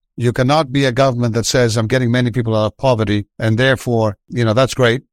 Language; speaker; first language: English; non-native, fluent; Greek